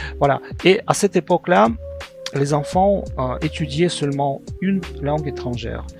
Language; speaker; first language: French; non-native, fluent; Russian